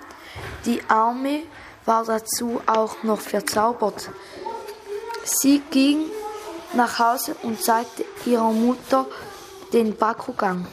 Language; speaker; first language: German; native; German